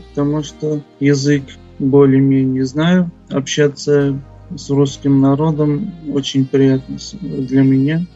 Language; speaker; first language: Russian; non-native, fluent; Armenian